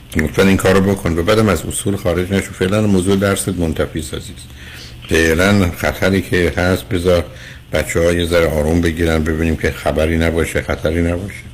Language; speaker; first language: Persian; native; Persian